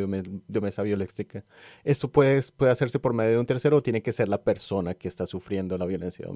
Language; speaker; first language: Spanish; native; Spanish